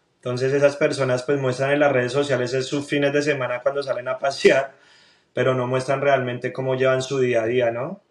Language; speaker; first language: Spanish; native; Spanish